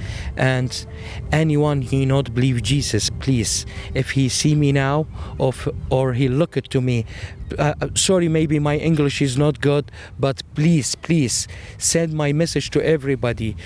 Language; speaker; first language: English; non-native, learner; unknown